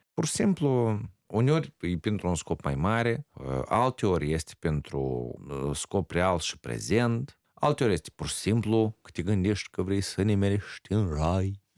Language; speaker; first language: Romanian; native; Romanian